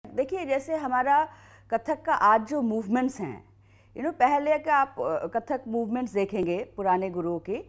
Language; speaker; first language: Hindi; native; Hindi